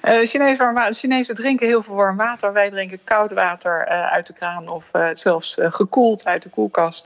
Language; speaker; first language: Dutch; native; Dutch